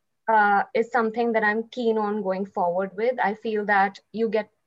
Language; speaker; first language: English; non-native, local second language; Hindi